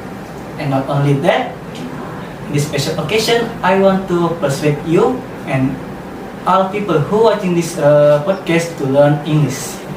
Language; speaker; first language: English; non-native, learner; Indonesian